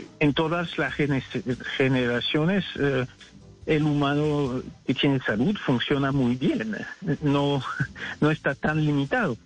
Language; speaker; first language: Spanish; non-native, fluent; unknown